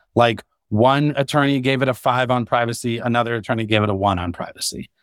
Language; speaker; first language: English; native; English